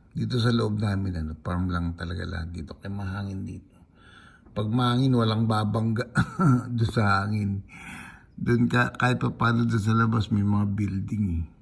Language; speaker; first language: Filipino; native; Filipino